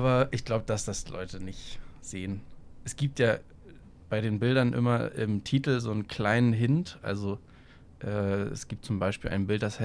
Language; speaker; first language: German; native; German